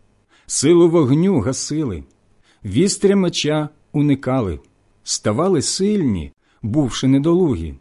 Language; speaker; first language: Ukrainian; native; Ukrainian